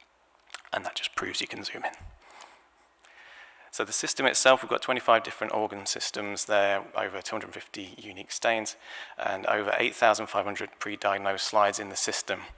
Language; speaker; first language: English; native; English